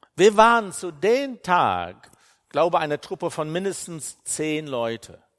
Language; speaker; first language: German; non-native, fluent; English